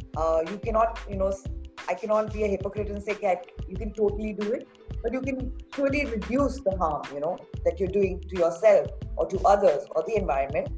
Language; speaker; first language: English; non-native, local second language; Hindi